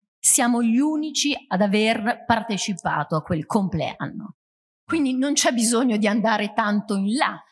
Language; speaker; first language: Italian; native; Italian